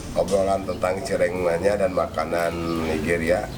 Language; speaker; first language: Indonesian; native; Indonesian